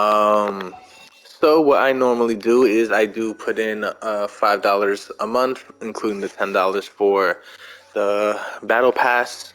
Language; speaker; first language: English; native; English